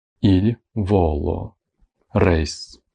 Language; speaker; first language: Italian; non-native, fluent; Ukrainian